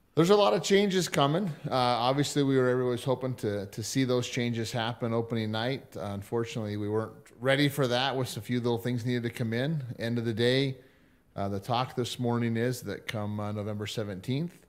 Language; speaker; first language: English; native; English